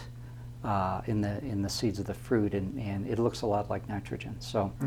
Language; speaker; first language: English; native; English